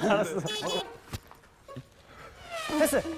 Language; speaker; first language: Korean; native; Korean